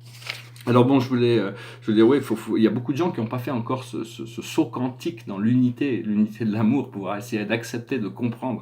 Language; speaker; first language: French; native; French